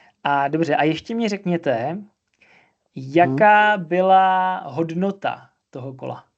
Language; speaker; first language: Czech; non-native, fluent; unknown